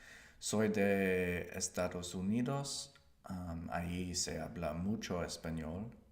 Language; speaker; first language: Spanish; non-native, learner; English